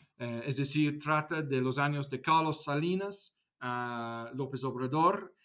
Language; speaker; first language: Spanish; non-native, fluent; English